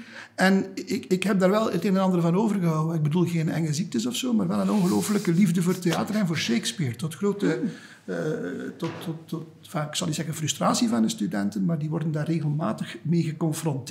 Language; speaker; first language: Dutch; native; Dutch